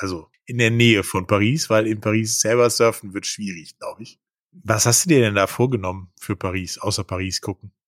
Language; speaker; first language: German; native; German